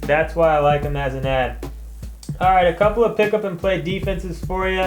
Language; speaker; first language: English; native; English